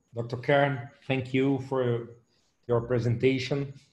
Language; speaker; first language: English; non-native, learner; Portuguese